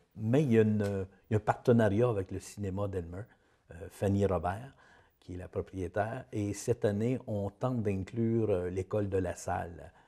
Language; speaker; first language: French; native; French